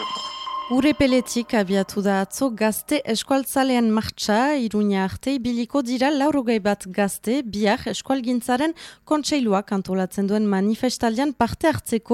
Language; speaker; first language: Basque; native; Basque